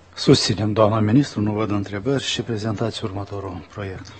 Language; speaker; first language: Romanian; native; Romanian